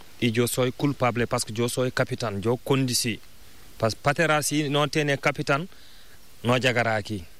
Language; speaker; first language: Spanish; non-native, learner; Fula